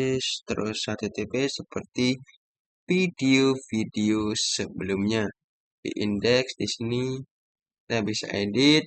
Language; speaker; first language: Indonesian; native; Indonesian